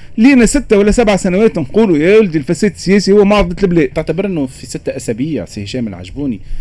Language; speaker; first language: Arabic; native; Arabic